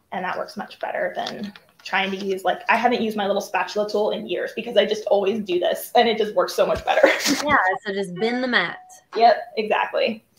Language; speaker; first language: English; native; English